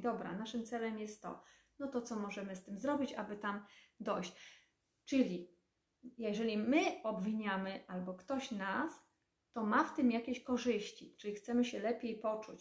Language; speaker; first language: Polish; native; Polish